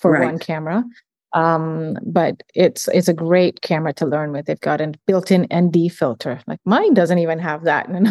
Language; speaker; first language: English; early bilingual, other home language; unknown